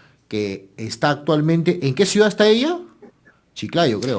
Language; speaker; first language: Spanish; native; Spanish